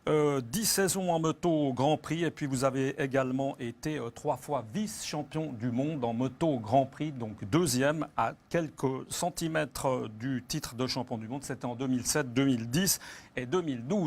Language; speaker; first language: French; native; French